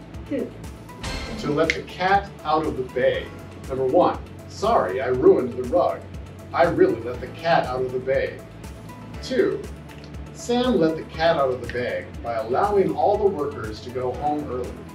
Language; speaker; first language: English; native; English